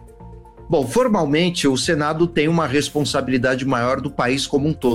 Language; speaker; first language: Portuguese; native; Portuguese